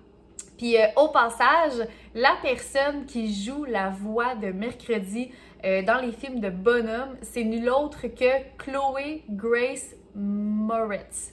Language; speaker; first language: French; native; French